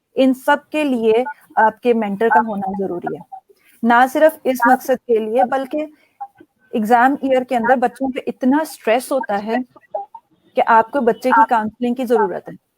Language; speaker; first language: Urdu; native; Urdu